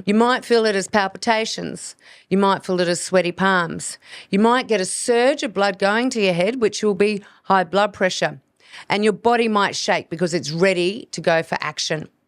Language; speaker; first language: English; native; English